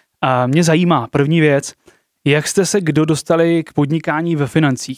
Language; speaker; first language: Czech; native; Czech